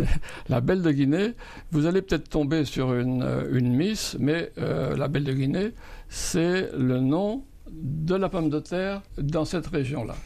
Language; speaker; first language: French; native; French